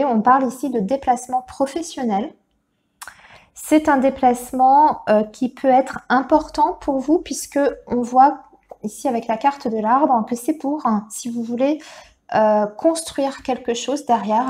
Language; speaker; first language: French; native; French